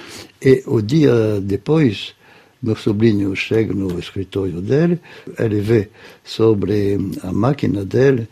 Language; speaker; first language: Portuguese; non-native, fluent; French